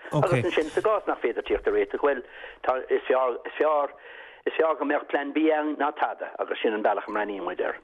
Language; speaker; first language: Irish; native; Irish